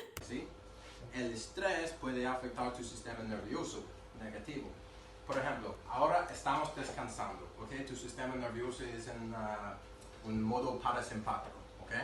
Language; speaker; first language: Spanish; non-native, learner; English